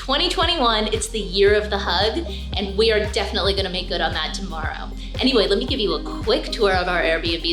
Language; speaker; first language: English; native; English